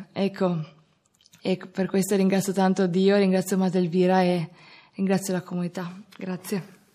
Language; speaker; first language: Italian; native; Italian